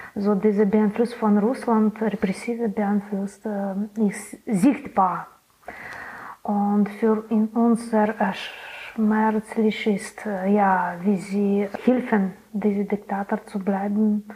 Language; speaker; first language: German; non-native, learner; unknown